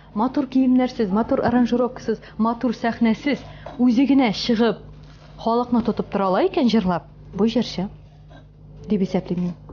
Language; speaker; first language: Tatar; native; Tatar